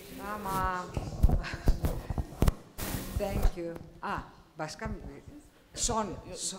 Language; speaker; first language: Turkish; non-native, fluent; Greek